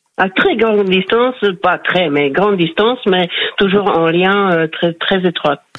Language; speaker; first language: French; non-native, fluent; Slovak